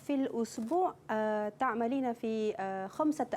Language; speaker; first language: Arabic; non-native, learner; Malay